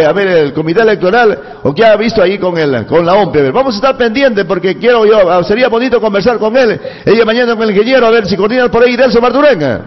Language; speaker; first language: Spanish; native; Spanish